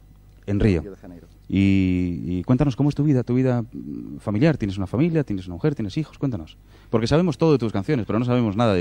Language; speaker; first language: Spanish; native; Spanish